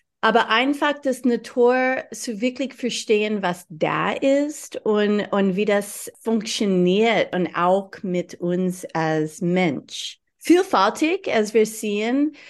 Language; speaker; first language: German; non-native, learner; English